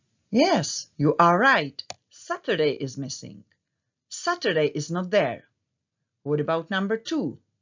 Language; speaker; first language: English; non-native, fluent; Czech